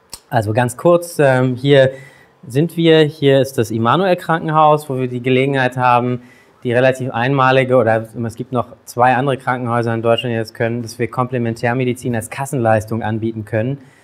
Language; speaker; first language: German; native; German